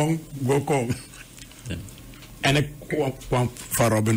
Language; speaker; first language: Dutch; non-native, local second language; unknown